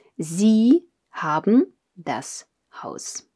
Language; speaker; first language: German; non-native, fluent; Russian